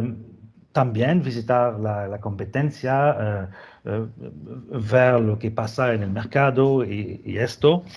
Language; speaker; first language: Spanish; non-native, fluent; French